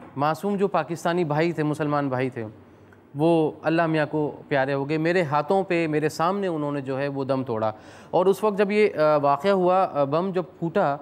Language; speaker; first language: Urdu; native; Urdu